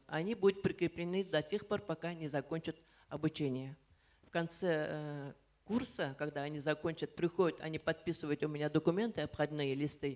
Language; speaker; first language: Russian; native; Russian